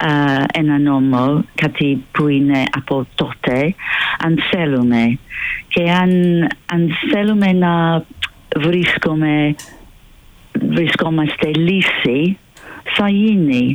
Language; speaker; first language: Greek; non-native, fluent; English